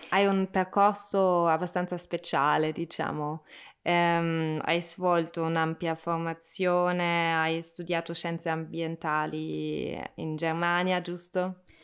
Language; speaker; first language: Italian; non-native, local second language; German